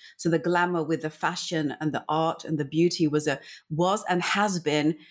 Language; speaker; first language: English; native; English